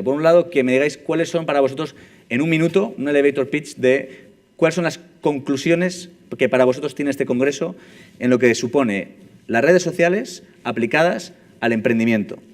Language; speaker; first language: Spanish; native; Spanish